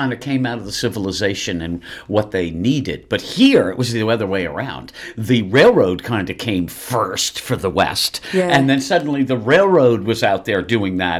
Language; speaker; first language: English; native; English